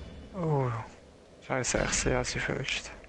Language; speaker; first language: German; native; German